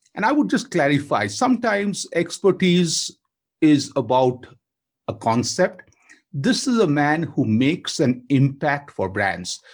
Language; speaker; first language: English; non-native, local second language; Bangla